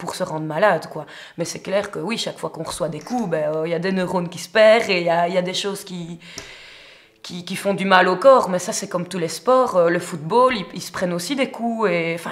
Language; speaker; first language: French; native; French